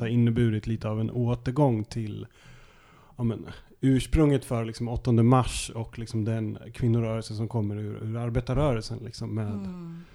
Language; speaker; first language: Swedish; native; Swedish